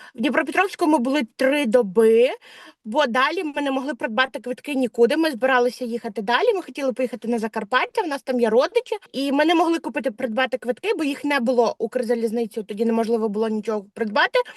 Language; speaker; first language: Ukrainian; non-native, local second language; Russian